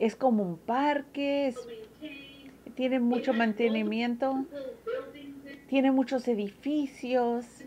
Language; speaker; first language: Spanish; early bilingual, heritage; Spanish